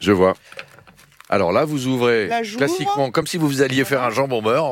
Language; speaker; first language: French; native; French